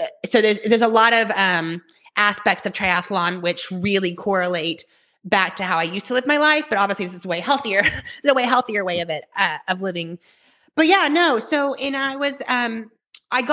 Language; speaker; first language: English; native; English